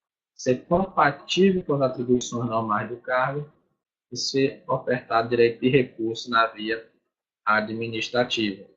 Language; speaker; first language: Portuguese; native; Portuguese